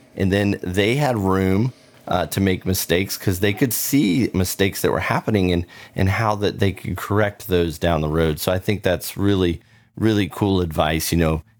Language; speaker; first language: English; native; English